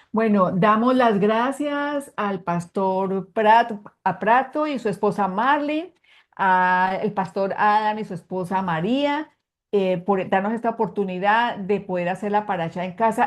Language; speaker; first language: Spanish; native; Spanish